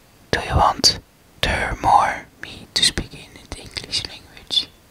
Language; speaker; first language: English; non-native, learner; Dutch